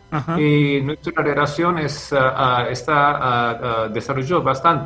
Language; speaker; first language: Spanish; non-native, fluent; Japanese